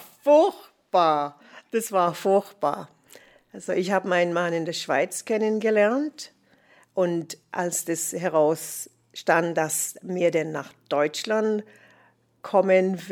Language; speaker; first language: German; non-native, fluent; English